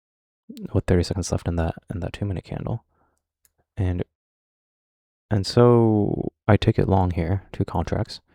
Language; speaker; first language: English; native; English